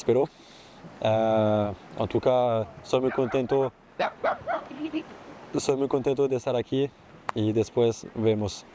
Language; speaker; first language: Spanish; non-native, learner; French